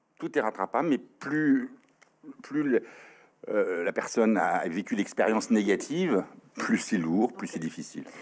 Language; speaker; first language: French; native; French